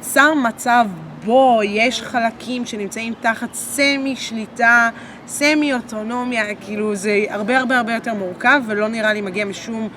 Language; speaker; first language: Hebrew; native; Hebrew